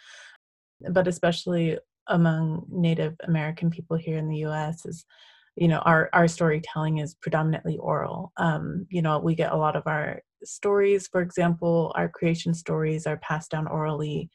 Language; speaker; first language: English; native; English